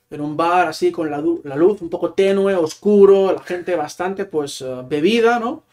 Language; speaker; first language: Spanish; non-native, local second language; Catalan